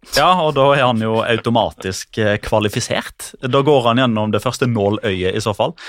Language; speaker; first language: Norwegian; native; Norwegian